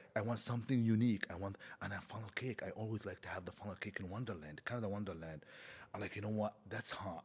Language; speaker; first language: English; non-native, fluent; Arabic